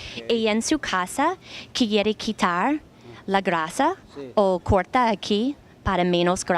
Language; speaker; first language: Spanish; non-native, learner; English